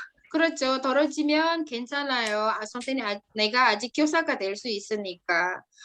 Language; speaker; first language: Korean; non-native, fluent; Indonesian